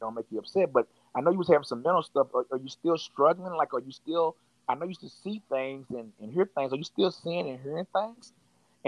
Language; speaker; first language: English; native; English